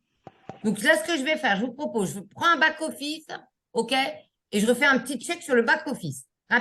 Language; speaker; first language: French; native; French